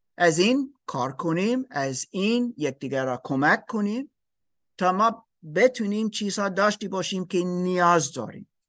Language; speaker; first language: Persian; non-native, learner; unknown